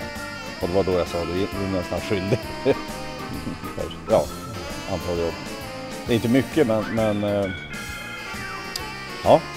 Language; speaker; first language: Swedish; native; Swedish